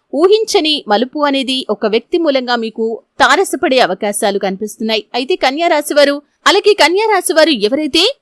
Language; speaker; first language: Telugu; native; Telugu